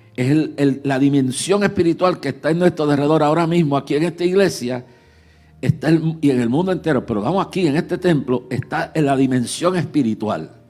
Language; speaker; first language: Spanish; early bilingual, heritage; Spanish